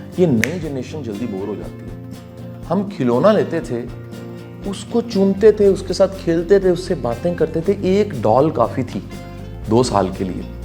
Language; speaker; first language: Urdu; non-native, local second language; Punjabi